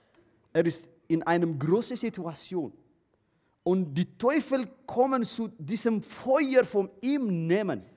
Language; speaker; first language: German; non-native, learner; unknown